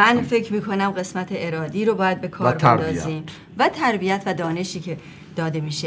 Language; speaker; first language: Persian; native; Persian